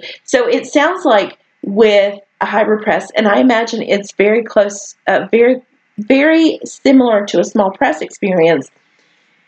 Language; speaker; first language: English; native; English